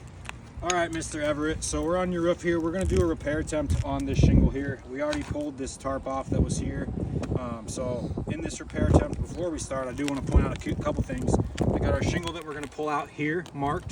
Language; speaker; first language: English; native; English